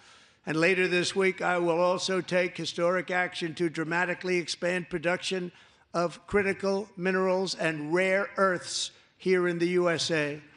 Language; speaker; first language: English; native; English